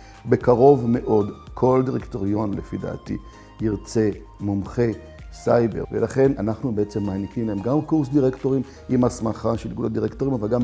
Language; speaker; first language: Hebrew; native; Hebrew